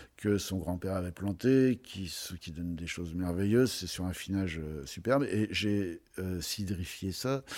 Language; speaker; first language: French; native; French